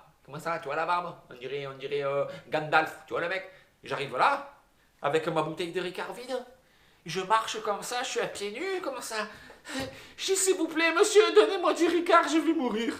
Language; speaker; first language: French; native; French